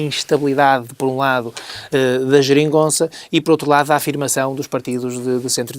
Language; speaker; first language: Portuguese; native; Portuguese